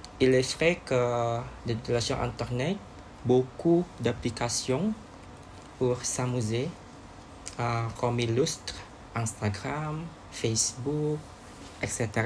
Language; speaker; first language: French; non-native, learner; Indonesian